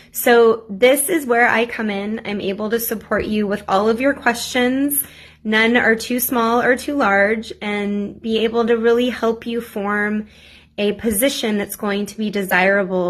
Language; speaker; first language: English; native; English